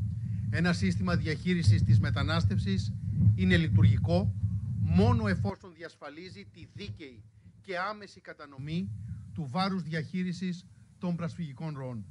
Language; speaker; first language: Greek; native; Greek